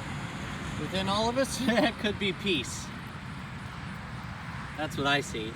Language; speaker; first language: English; native; English